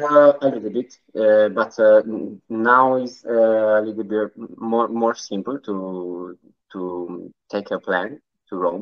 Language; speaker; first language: English; non-native, learner; Italian